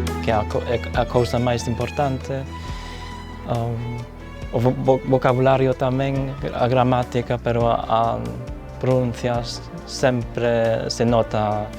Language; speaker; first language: Galician; non-native, fluent; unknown